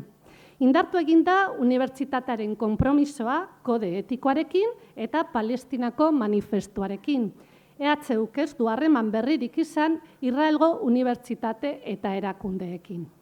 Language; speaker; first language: Basque; native; Basque